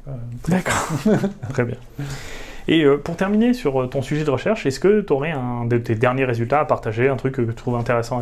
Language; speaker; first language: French; native; French